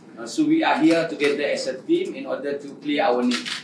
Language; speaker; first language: English; non-native, local second language; Malay